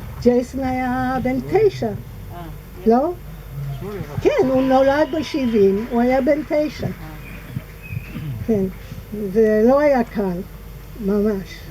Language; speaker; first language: Hebrew; non-native, fluent; English